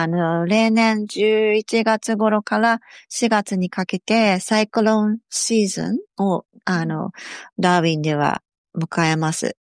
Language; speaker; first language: Japanese; native; Japanese